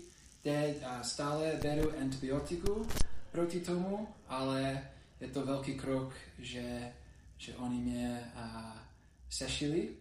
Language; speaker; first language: Czech; non-native, learner; English